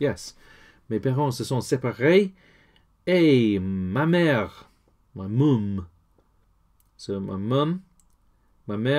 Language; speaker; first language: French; non-native, learner; English